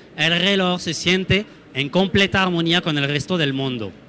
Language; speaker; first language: Spanish; non-native, fluent; French